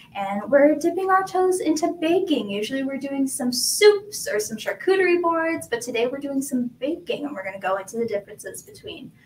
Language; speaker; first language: English; native; English